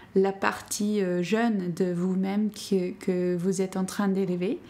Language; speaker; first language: French; non-native, fluent; English